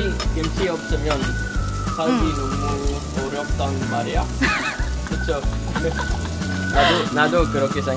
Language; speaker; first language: Korean; non-native, learner; Dutch